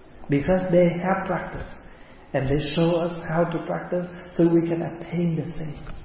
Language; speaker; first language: English; non-native, fluent; Vietnamese